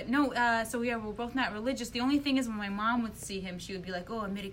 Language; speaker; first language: English; early bilingual, other home language; Russian